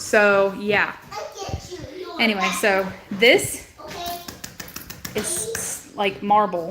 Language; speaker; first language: English; native; English